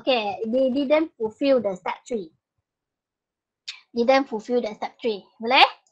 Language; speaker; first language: English; non-native, local second language; Malay